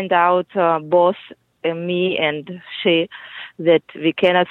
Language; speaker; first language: English; non-native, fluent; Russian